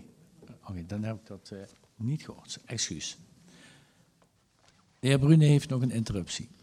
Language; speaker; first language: Dutch; native; Dutch